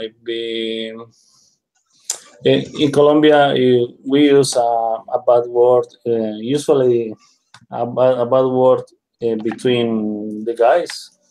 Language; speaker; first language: English; non-native, learner; Spanish